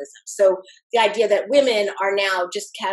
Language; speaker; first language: English; native; English